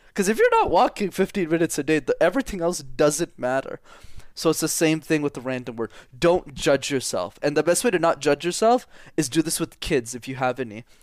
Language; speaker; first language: English; native; English